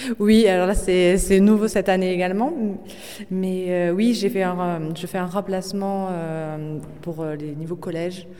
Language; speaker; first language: French; native; French